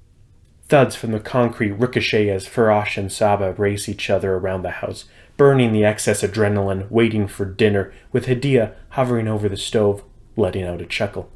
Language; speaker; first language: English; native; English